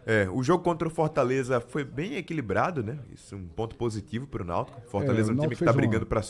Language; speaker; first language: Portuguese; native; Portuguese